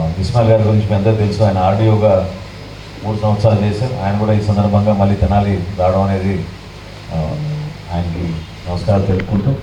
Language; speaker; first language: Telugu; native; Telugu